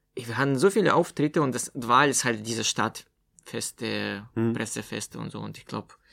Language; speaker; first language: German; non-native, fluent; Russian